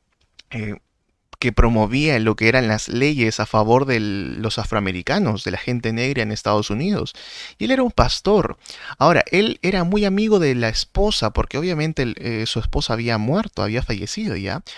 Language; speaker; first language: Spanish; native; Spanish